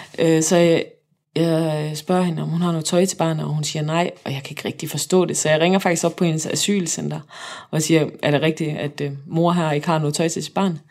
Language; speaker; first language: Danish; native; Danish